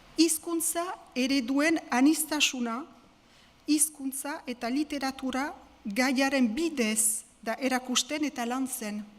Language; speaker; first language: Basque; native; Basque